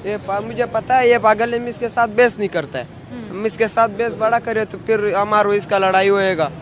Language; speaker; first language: Hindi; non-native, learner; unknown